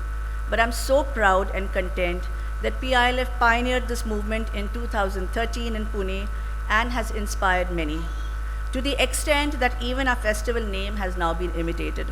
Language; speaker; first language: English; non-native, local second language; Marathi